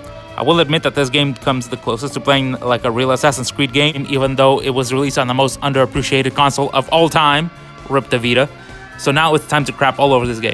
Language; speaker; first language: English; native; English